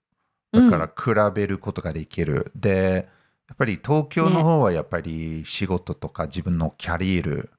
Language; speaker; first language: Japanese; non-native, fluent; English